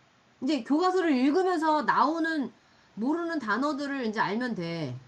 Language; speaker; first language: Korean; native; Korean